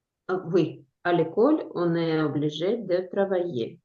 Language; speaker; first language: French; non-native, learner; Ukrainian